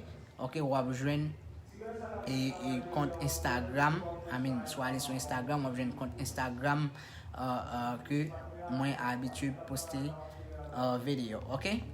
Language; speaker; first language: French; non-native, local second language; Haitian Creole